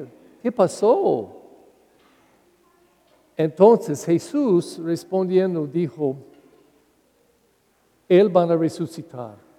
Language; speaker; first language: Spanish; non-native, learner; English